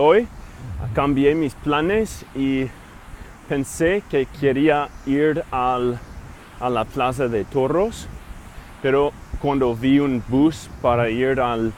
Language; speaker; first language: Spanish; non-native, fluent; English